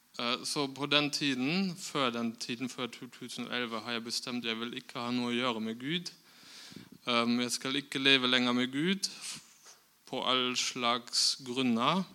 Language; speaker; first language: Norwegian; non-native, fluent; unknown